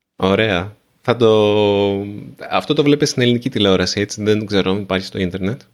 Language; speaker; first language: Greek; native; Greek